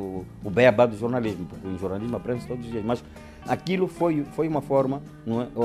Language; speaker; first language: Portuguese; native; Portuguese